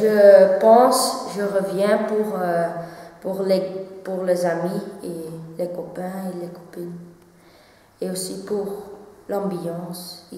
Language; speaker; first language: French; non-native, local second language; Dutch